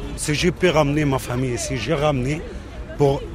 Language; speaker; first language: French; non-native, fluent; Arabic